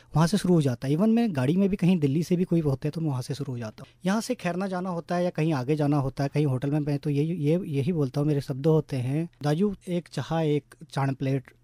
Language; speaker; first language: Hindi; non-native, local second language; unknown